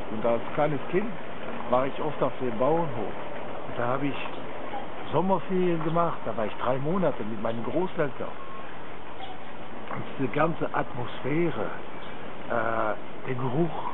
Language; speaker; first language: German; non-native, local second language; French